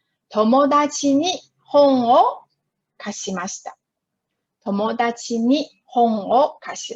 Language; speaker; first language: Japanese; non-native, fluent; Chinese